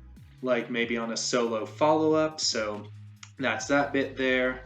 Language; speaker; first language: English; native; English